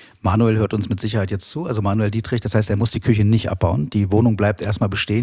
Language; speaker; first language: German; native; German